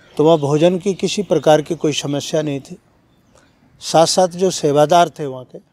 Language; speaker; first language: Hindi; native; Hindi